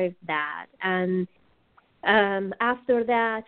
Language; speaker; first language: English; non-native, fluent; Persian